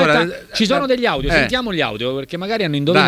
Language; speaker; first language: Italian; native; Italian